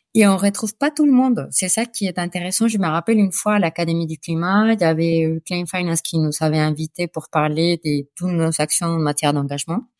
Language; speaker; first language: French; non-native, fluent; Spanish